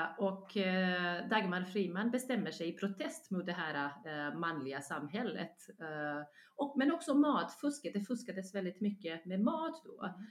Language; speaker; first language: Swedish; non-native, fluent; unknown